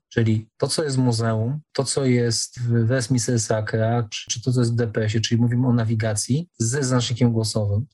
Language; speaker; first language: Polish; native; Polish